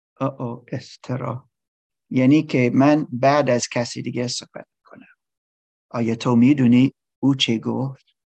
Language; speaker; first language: Persian; non-native, learner; English